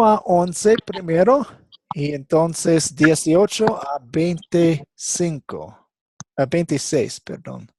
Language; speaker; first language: Spanish; non-native, fluent; English